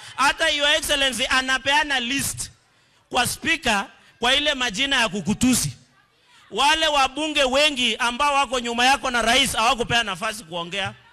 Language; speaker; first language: Swahili; non-native, local second language; Kalenjin